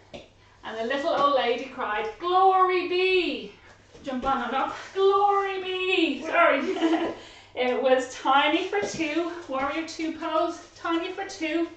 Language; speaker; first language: English; native; English